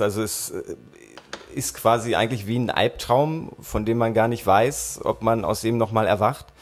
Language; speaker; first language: German; native; German